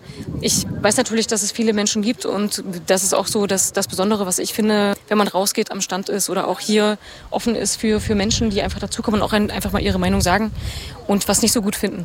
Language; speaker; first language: German; native; German